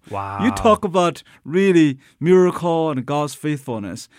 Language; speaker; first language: English; non-native, fluent; Chinese